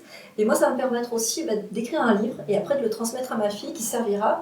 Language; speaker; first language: French; native; French